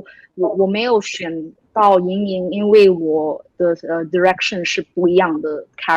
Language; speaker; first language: Chinese; early bilingual, heritage; English